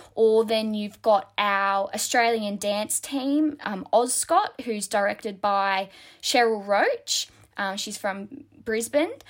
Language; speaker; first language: English; native; English